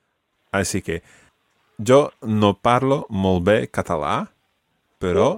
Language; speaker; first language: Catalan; non-native, learner; English